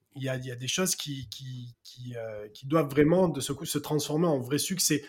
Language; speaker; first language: French; native; French